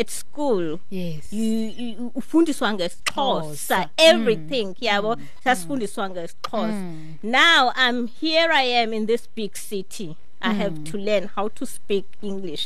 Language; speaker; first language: English; non-native, fluent; Xhosa